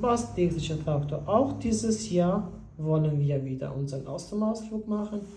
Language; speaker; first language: German; non-native, fluent; Albanian